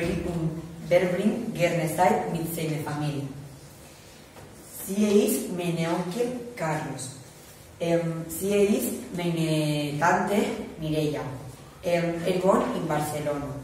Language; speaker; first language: German; non-native, learner; Catalan